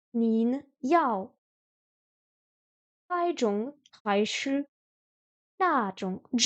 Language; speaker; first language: Chinese; non-native, learner; French